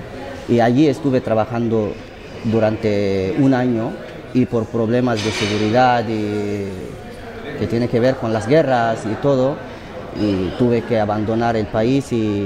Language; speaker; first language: Spanish; non-native, fluent; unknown